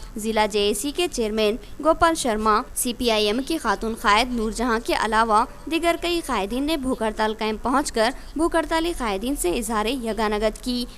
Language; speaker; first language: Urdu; native; Urdu